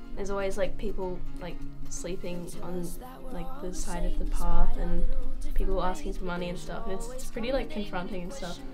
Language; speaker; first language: English; native; English